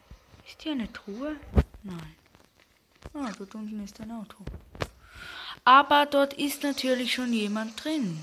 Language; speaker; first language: German; native; German